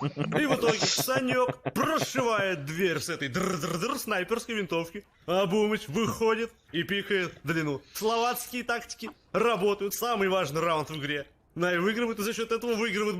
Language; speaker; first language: Russian; native; Russian